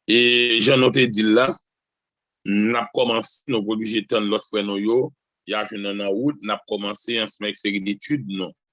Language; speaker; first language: French; non-native, local second language; Haitian Creole